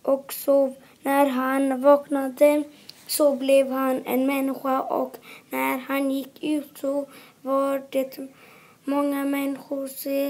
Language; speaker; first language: Swedish; non-native, local second language; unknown